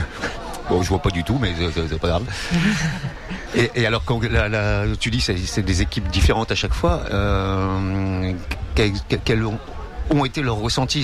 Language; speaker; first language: French; native; French